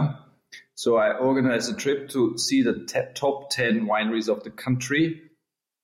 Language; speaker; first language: English; non-native, fluent; German